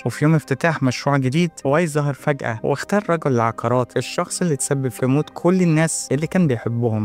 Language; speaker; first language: Arabic; native; Arabic